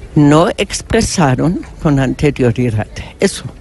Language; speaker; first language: Spanish; non-native, fluent; German